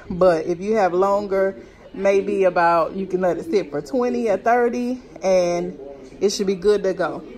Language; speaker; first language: English; native; English